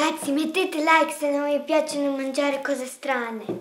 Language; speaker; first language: Italian; early bilingual, other home language; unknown